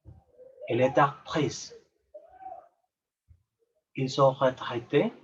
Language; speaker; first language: French; non-native, learner; Spanish